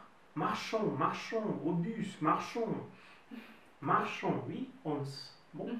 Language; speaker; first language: French; non-native, fluent; Russian